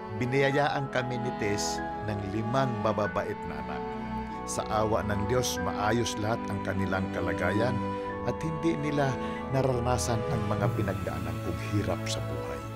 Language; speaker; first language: Filipino; native; Filipino